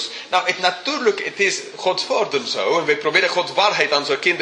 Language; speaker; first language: Dutch; non-native, fluent; English